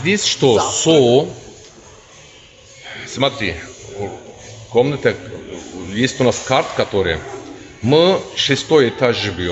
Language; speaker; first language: Russian; non-native, learner; Turkish